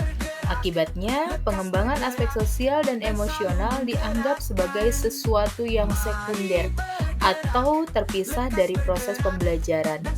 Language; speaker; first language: Indonesian; native; Indonesian